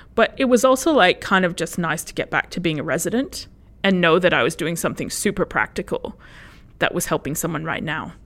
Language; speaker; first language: English; early bilingual, other home language; Spanish